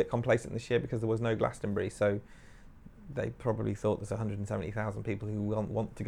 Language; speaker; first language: English; native; English